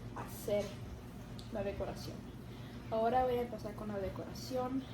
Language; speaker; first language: Spanish; early bilingual, other home language; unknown